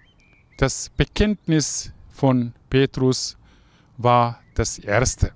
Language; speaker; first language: German; non-native, fluent; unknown